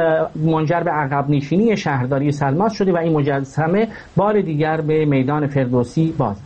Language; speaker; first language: Persian; native; Persian